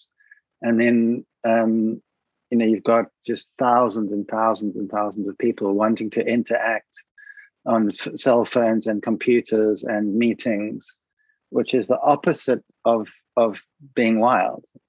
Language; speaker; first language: English; native; English